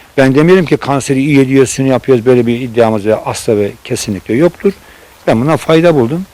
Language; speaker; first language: Turkish; native; Turkish